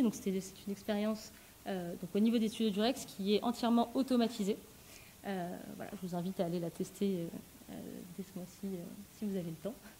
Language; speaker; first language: French; native; French